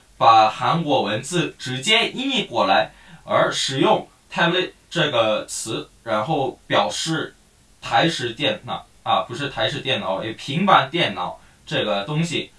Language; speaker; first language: Chinese; non-native, fluent; Korean